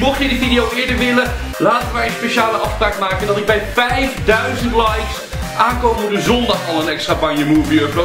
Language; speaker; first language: Dutch; native; Dutch